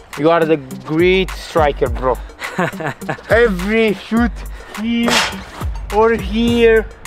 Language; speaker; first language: English; non-native, learner; Italian